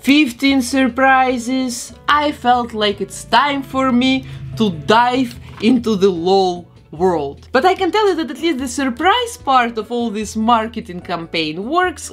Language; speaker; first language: English; non-native, fluent; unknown